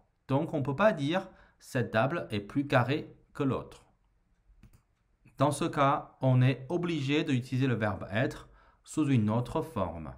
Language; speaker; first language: French; non-native, fluent; Chinese